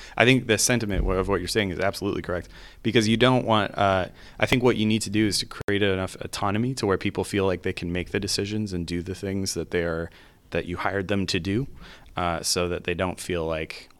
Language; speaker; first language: English; native; English